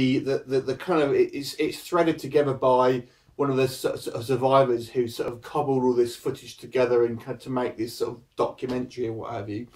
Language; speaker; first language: English; native; English